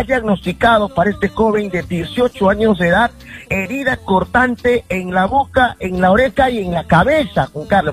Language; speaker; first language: Spanish; native; Spanish